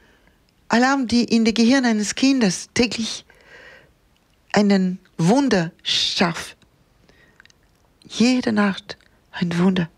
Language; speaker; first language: German; non-native, fluent; Ukrainian